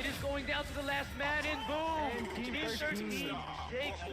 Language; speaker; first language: English; native; English